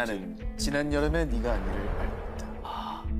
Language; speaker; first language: Korean; native; Korean